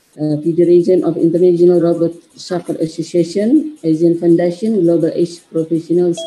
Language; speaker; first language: English; non-native, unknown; Indonesian